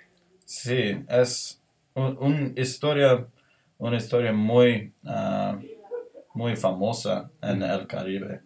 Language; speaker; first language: Spanish; non-native, learner; English